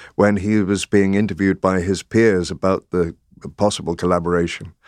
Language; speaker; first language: English; native; English